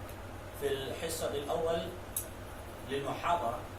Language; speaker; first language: Arabic; non-native, learner; Urdu